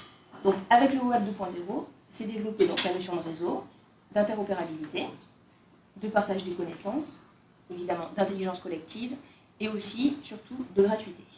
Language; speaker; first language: French; native; French